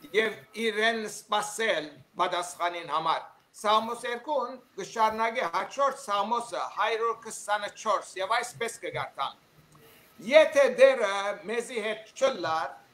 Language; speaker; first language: Armenian; early bilingual, heritage; Armenian